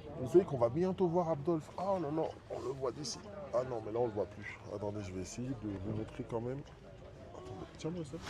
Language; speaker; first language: French; native; French